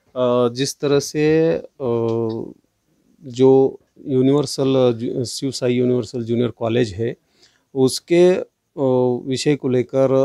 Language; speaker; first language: Hindi; non-native, local second language; Marathi